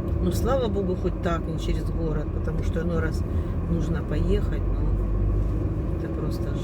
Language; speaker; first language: Russian; native; Russian